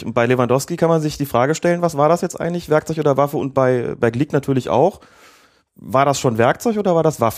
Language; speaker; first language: German; native; German